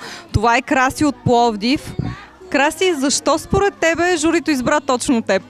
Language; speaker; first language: Bulgarian; native; Bulgarian